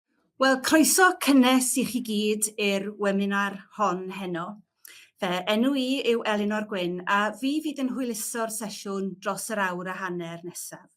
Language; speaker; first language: Welsh; native; Welsh